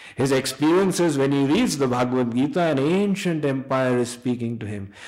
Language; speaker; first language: English; non-native, local second language; Hindi